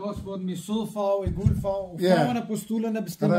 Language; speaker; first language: Danish; non-native, fluent; Kurdish